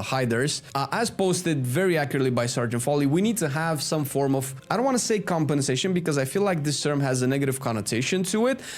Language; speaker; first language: English; native; English